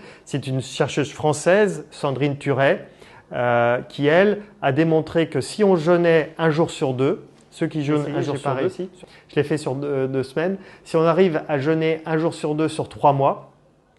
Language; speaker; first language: French; native; French